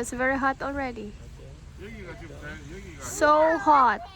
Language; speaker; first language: English; non-native, local second language; Filipino